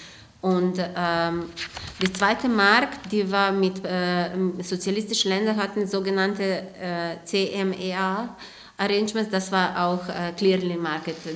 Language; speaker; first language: German; non-native, fluent; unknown